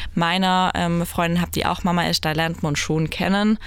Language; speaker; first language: German; native; German